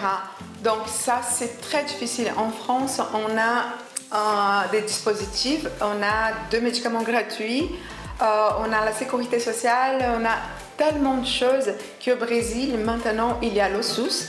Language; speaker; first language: French; non-native, fluent; Portuguese